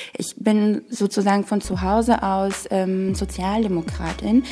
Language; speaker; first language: German; non-native, fluent; Arabic